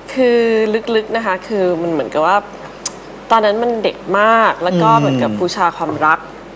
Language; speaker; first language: Thai; early bilingual, heritage; Thai